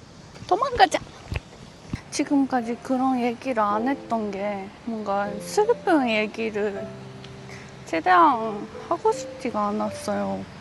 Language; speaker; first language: Korean; non-native, fluent; Japanese